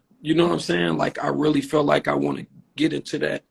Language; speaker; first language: English; native; English